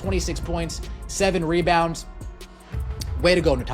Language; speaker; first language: English; native; English